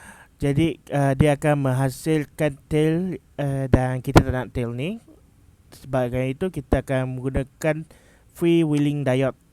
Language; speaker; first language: Malay; native; Malay